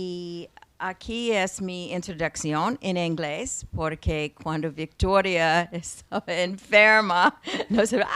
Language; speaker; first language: Spanish; non-native, learner; English